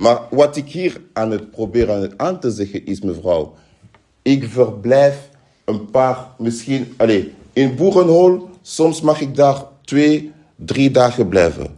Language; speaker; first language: Dutch; non-native, fluent; French